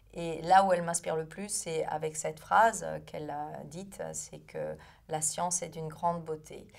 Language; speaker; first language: French; native; French